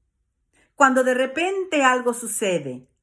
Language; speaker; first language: Spanish; native; Spanish